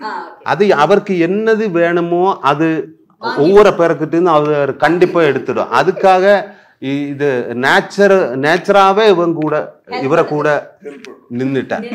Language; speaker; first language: Tamil; non-native, learner; Malayalam